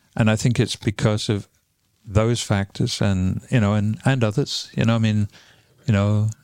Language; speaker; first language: English; native; English